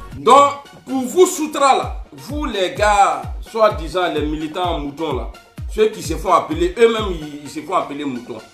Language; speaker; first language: French; native; French